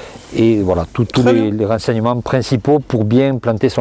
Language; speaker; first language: French; native; French